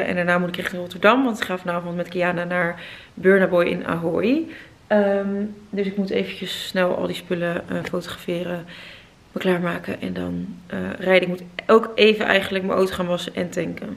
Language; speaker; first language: Dutch; native; Dutch